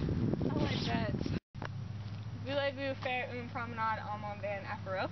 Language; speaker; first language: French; non-native, learner; English